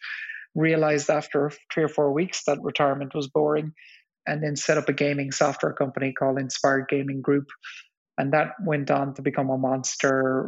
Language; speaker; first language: English; native; English